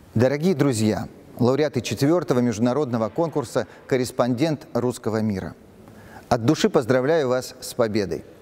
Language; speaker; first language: Russian; native; Russian